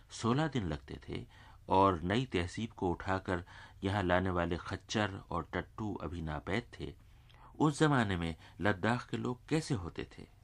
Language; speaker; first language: Urdu; native; Urdu